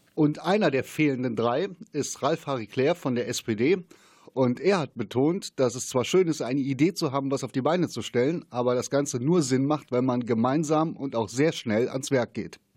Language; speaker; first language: German; native; German